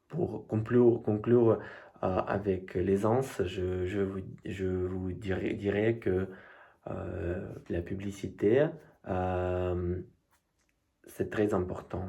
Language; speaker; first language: French; non-native, fluent; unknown